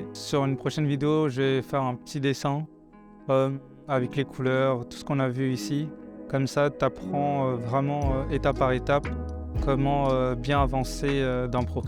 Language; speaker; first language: French; native; French